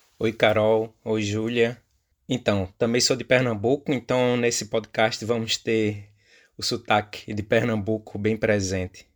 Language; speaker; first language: Portuguese; native; Portuguese